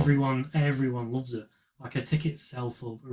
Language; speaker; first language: English; native; English